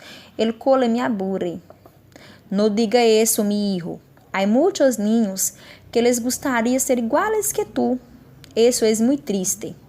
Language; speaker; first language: Spanish; non-native, fluent; Portuguese